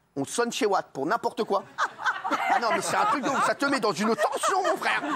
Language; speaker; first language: French; native; French